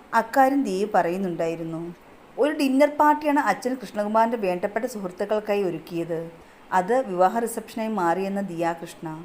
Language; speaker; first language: Malayalam; native; Malayalam